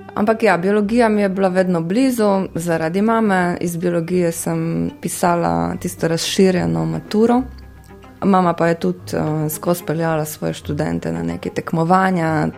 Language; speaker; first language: Slovenian; non-native, fluent; Polish